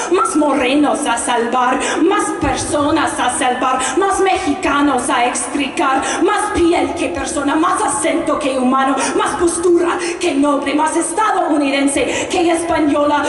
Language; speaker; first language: Spanish; non-native, learner; English